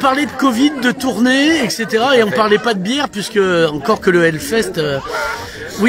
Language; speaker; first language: French; native; French